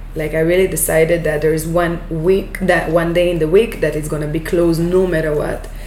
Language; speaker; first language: English; non-native, fluent; Hebrew